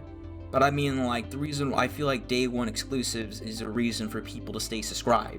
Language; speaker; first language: English; native; English